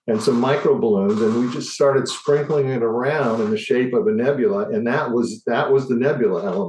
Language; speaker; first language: English; native; English